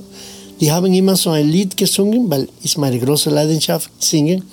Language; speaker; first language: German; non-native, fluent; Spanish